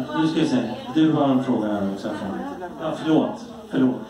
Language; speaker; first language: Swedish; native; Swedish